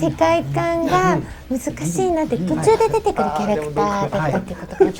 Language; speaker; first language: Japanese; native; Japanese